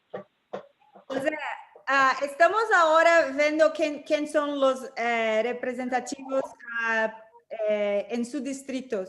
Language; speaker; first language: Spanish; early bilingual, heritage; English